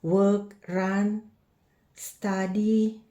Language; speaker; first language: English; non-native, fluent; Indonesian